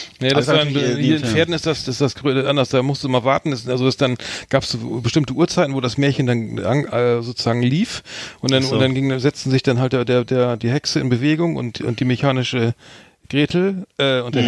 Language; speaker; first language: German; native; German